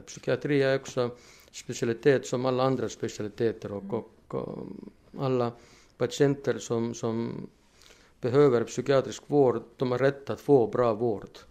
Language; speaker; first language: Swedish; non-native, fluent; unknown